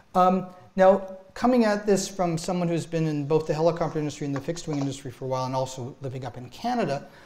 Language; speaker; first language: English; native; English